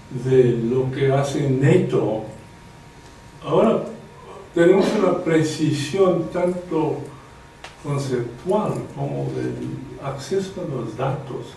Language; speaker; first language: Spanish; non-native, fluent; English